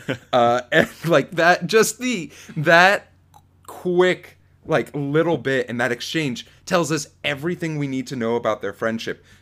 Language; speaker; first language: English; native; English